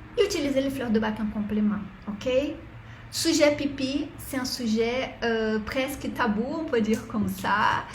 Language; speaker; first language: French; non-native, fluent; Portuguese